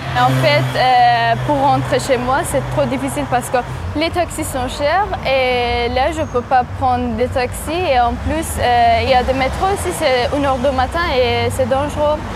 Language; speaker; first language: French; non-native, learner; Persian